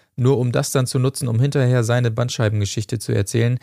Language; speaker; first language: German; native; German